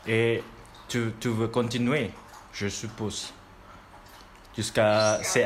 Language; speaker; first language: French; non-native, learner; Indonesian